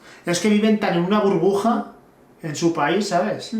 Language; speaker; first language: Spanish; native; Spanish